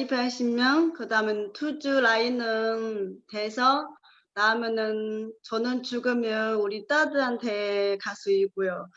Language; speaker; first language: Korean; non-native, learner; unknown